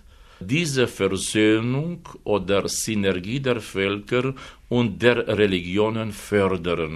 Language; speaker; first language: German; non-native, fluent; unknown